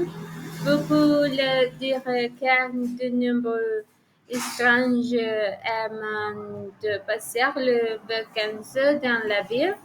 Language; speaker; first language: French; non-native, learner; Spanish